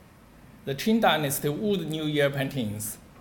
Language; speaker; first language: English; non-native, learner; Chinese